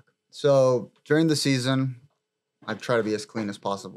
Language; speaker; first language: English; early bilingual, other home language; Spanish